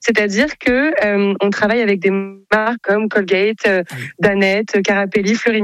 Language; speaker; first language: French; native; French